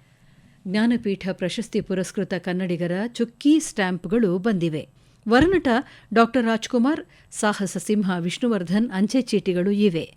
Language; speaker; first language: Kannada; native; Kannada